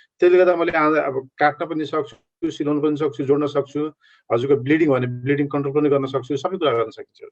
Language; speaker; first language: Nepali; native; Nepali